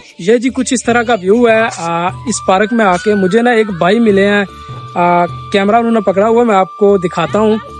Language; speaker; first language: Urdu; non-native, local second language; Punjabi